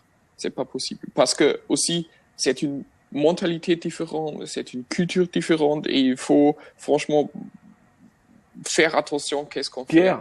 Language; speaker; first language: French; non-native, fluent; German